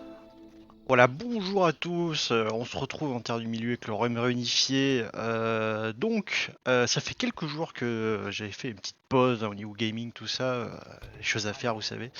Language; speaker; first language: French; native; French